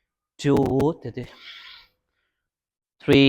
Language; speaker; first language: Vietnamese; non-native, learner; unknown